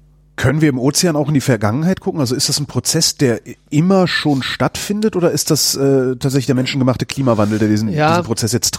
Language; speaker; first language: German; native; German